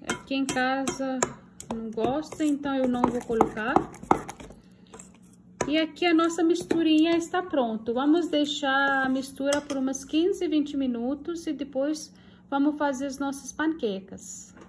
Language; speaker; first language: Portuguese; non-native, fluent; Hindi